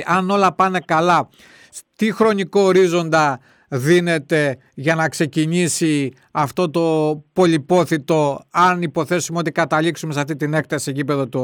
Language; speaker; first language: Greek; native; Greek